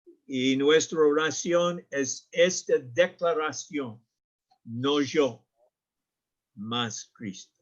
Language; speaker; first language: Spanish; non-native, learner; English